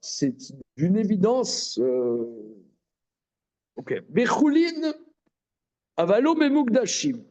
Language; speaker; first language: French; native; French